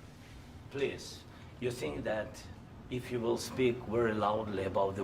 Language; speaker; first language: English; non-native, fluent; Russian